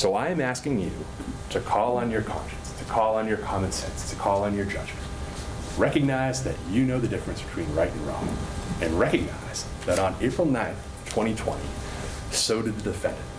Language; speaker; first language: English; native; English